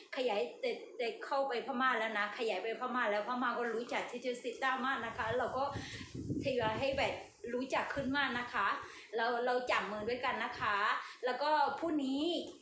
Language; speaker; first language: Thai; non-native, learner; Burmese